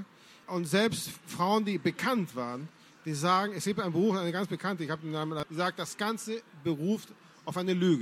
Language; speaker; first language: German; non-native, fluent; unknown